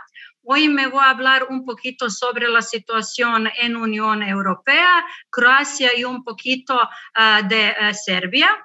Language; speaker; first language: Spanish; non-native, learner; Croatian